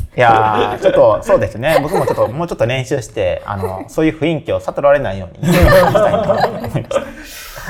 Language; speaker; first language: Japanese; native; Japanese